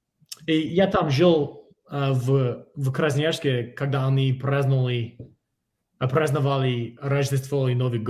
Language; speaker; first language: Russian; non-native, fluent; English